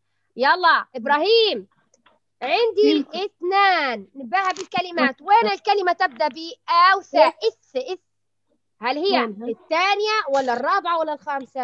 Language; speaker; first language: Arabic; native; Arabic